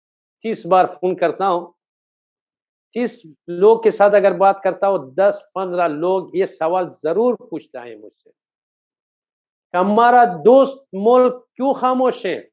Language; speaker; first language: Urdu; non-native, fluent; Persian